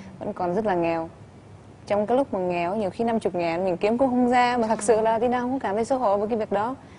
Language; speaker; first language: Vietnamese; early bilingual, heritage; Vietnamese